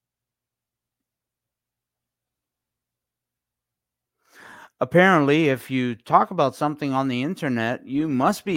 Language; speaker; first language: English; native; English